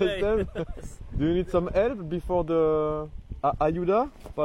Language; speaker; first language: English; non-native, learner; French